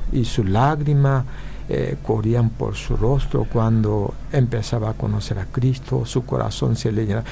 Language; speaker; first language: Spanish; non-native, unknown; Korean